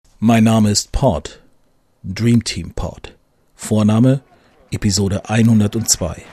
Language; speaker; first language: German; native; German